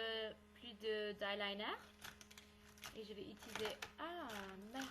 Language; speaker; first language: French; non-native, learner; English